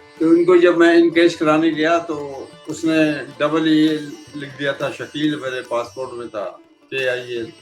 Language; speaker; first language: Urdu; native; Urdu